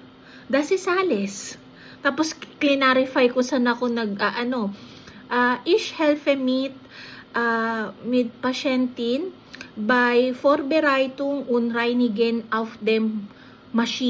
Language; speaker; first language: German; non-native, learner; Filipino